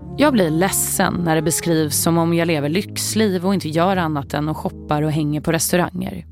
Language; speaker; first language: Swedish; native; Swedish